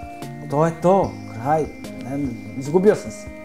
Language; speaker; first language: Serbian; early bilingual, other home language; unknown